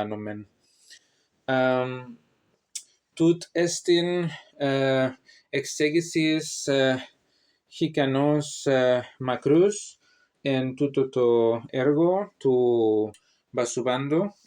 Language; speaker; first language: Greek; non-native, learner; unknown